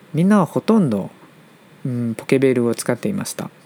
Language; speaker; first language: Japanese; non-native, fluent; Chinese